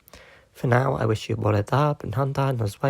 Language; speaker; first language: English; native; English